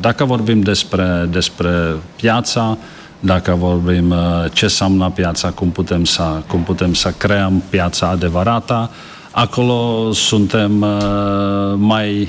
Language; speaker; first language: Romanian; non-native, fluent; Czech